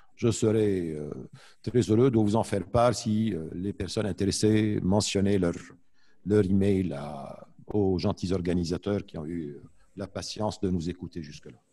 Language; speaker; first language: French; non-native, local second language; Arabic